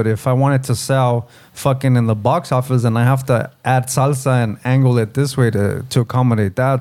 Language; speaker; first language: English; early bilingual, other home language; Spanish